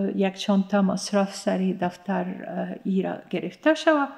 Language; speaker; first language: Persian; non-native, fluent; Arabic